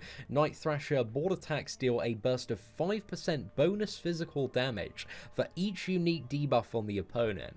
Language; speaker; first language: English; native; English